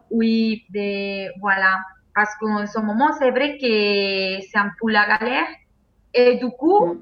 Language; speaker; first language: French; non-native, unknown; Spanish